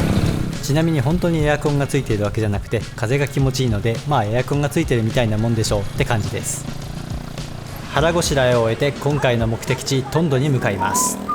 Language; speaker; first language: Japanese; native; Japanese